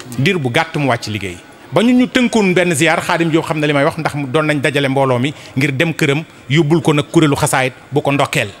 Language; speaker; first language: Wolof; native; Wolof